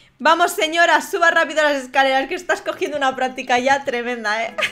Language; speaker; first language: Spanish; native; Spanish